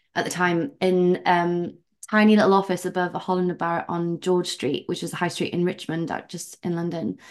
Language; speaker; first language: English; native; English